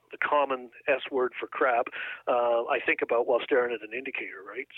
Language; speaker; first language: English; native; English